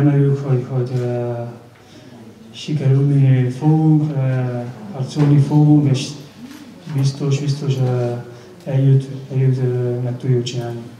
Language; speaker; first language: Hungarian; non-native, learner; Spanish